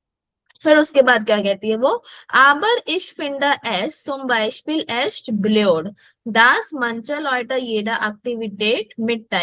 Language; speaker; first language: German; non-native, fluent; Hindi